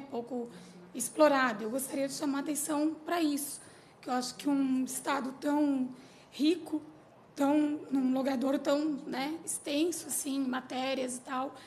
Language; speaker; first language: Portuguese; native; Portuguese